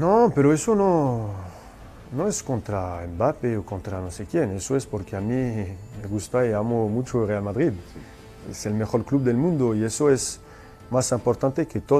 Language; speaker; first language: Spanish; non-native, fluent; French